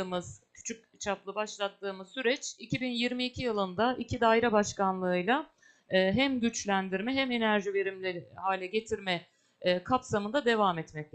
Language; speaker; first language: Turkish; native; Turkish